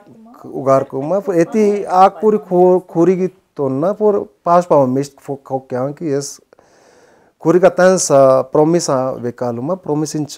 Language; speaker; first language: Armenian; non-native, learner; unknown